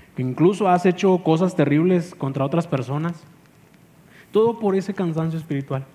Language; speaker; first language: Spanish; native; Spanish